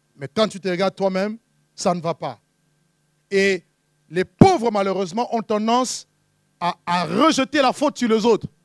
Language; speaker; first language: French; non-native, local second language; Lingala